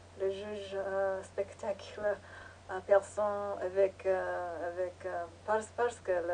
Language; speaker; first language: French; non-native, learner; English